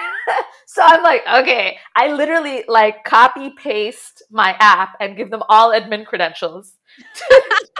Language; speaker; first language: English; non-native, fluent; Arabic